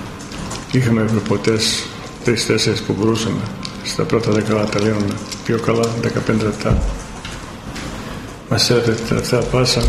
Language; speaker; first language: Greek; non-native, fluent; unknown